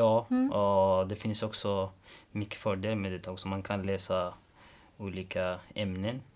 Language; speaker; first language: Swedish; non-native, learner; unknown